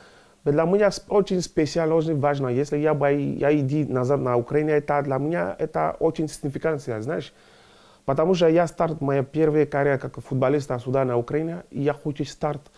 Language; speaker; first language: Russian; non-native, learner; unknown